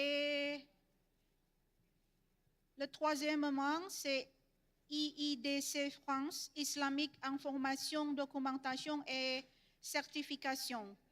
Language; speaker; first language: French; non-native, fluent; Indonesian